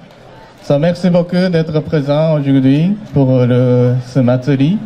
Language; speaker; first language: French; non-native, fluent; Japanese